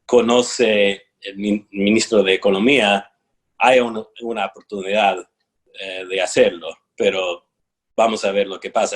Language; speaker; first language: Spanish; non-native, fluent; English